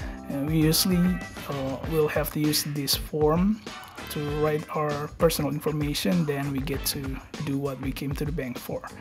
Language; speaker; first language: English; non-native, fluent; Indonesian